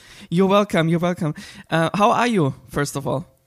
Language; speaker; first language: English; non-native, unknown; German